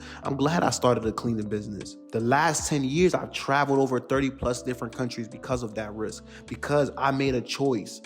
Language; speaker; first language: English; native; English